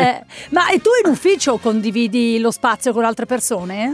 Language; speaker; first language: Italian; native; Italian